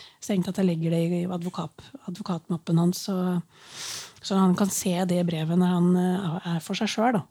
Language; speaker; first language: Norwegian; early bilingual, other home language; Urdu